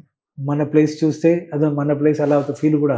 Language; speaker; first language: Telugu; non-native, learner; Malayalam